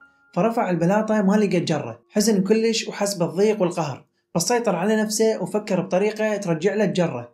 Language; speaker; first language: Arabic; native; Arabic